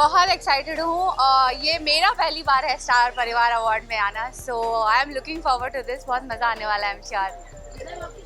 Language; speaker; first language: Hindi; native; Hindi